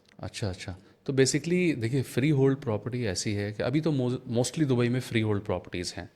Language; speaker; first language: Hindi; native; Hindi